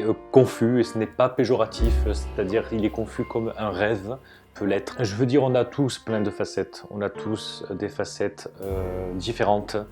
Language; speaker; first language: French; native; French